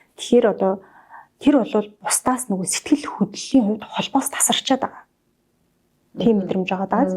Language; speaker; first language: Mongolian; native; Mongolian